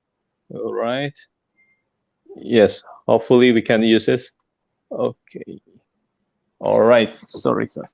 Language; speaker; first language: English; non-native, fluent; Indonesian